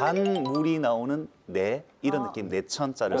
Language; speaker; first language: Korean; native; Korean